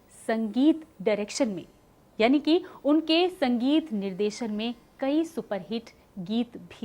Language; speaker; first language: Hindi; native; Hindi